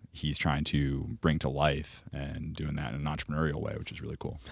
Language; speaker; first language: English; native; English